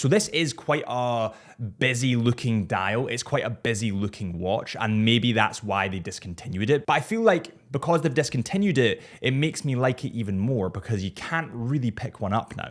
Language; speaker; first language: English; native; English